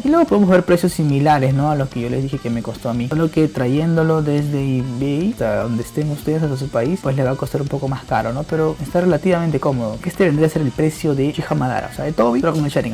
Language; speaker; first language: Spanish; native; Spanish